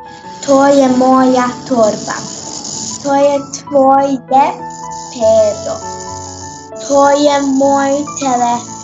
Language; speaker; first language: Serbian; early bilingual, heritage; Serbian